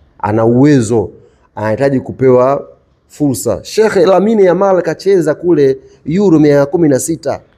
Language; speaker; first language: Swahili; native; Swahili